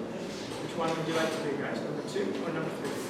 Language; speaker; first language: English; native; English